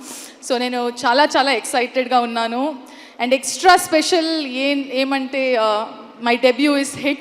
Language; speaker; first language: Telugu; non-native, learner; Kannada